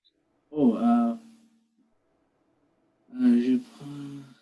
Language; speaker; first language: French; non-native, learner; English